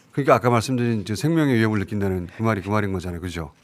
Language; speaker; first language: Korean; native; Korean